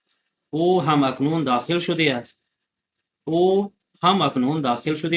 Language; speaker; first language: Persian; non-native, fluent; Urdu